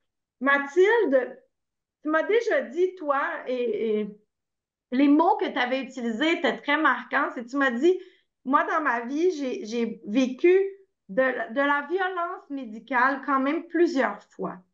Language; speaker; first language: French; native; French